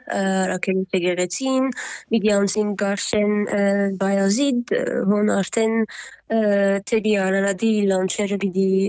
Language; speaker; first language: Armenian; early bilingual, heritage; Armenian